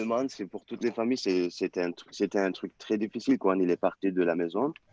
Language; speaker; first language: French; non-native, learner; Turkish